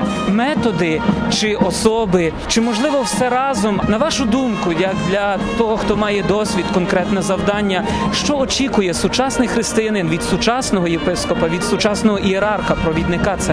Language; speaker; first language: Ukrainian; native; Ukrainian